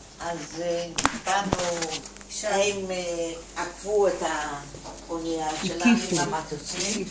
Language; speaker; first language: Hebrew; non-native, fluent; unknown